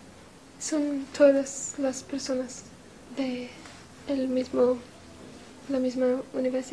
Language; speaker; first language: Spanish; non-native, learner; English